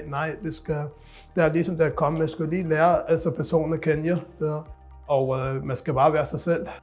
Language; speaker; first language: Danish; non-native, local second language; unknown